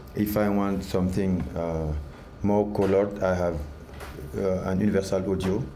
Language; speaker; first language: English; non-native, learner; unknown